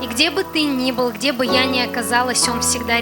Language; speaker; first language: Russian; native; Russian